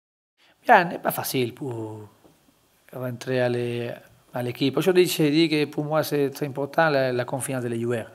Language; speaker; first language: French; non-native, learner; Spanish